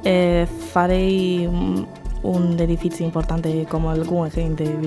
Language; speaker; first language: Italian; non-native, learner; Spanish